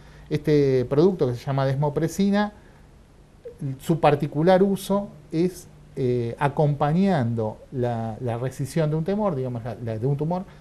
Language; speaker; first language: Spanish; native; Spanish